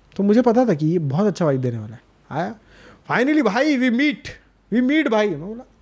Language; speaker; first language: Hindi; non-native, local second language; Marathi